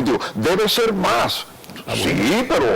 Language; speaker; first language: Spanish; native; Spanish